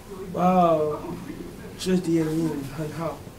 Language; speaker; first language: Chinese; non-native, learner; English